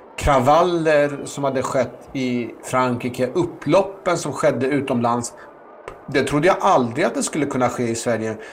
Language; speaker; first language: Swedish; early bilingual, other home language; Persian